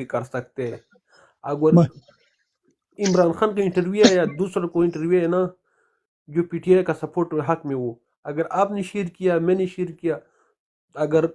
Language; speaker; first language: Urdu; non-native, local second language; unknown